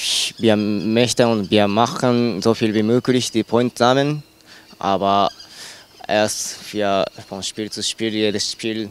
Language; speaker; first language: German; non-native, learner; Japanese